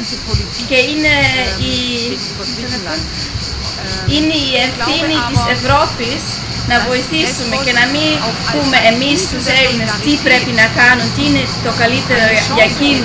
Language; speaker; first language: Greek; early bilingual, heritage; Greek